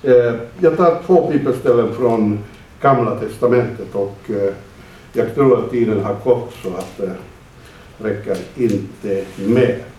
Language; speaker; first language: Swedish; non-native, fluent; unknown